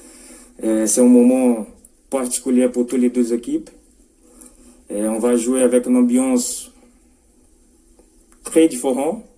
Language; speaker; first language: French; non-native, fluent; Portuguese